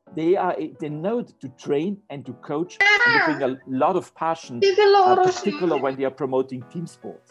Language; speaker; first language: English; non-native, fluent; German